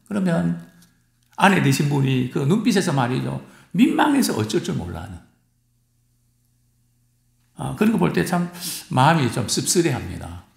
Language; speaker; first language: Korean; native; Korean